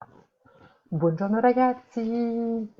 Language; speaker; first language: Italian; non-native, fluent; French